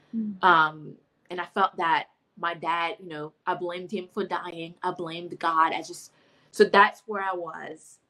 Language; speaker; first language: English; non-native, fluent; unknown